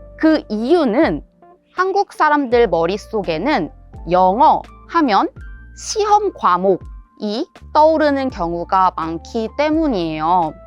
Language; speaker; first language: Korean; native; Korean